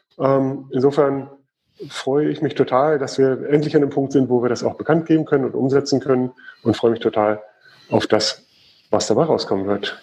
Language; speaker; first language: German; native; German